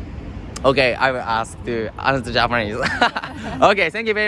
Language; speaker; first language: English; non-native, learner; Japanese